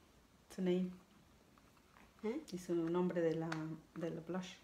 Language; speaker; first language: Spanish; native; Spanish